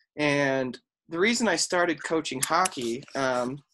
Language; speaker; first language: English; native; English